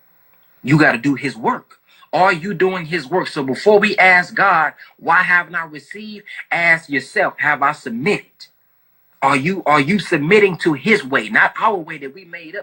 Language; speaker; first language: English; native; English